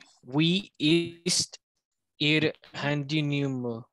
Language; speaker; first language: German; non-native, learner; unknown